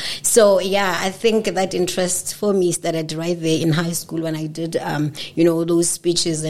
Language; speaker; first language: English; non-native, local second language; Northern Sotho